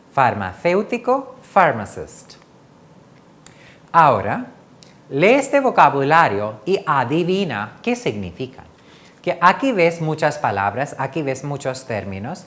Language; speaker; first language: Spanish; non-native, fluent; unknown